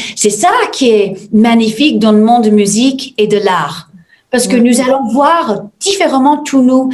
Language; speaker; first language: French; non-native, fluent; English